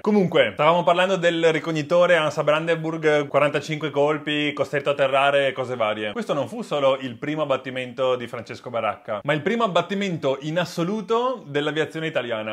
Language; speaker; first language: Italian; native; Italian